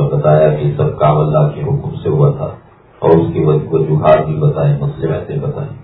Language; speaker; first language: Urdu; native; Urdu